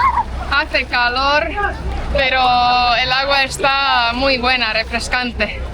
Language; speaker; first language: Spanish; non-native, fluent; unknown